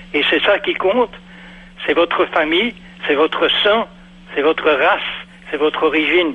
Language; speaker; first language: French; native; French